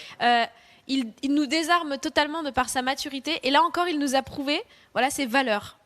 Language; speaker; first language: French; native; French